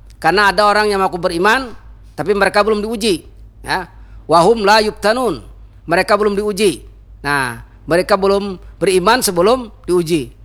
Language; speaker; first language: Malay; non-native, local second language; Banjar